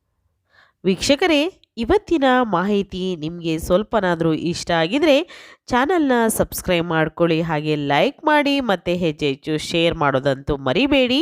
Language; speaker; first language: Kannada; native; Kannada